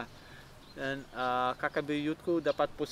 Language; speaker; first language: Indonesian; non-native, fluent; Dutch